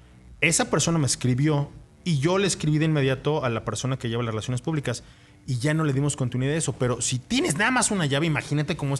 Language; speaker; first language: Spanish; native; Spanish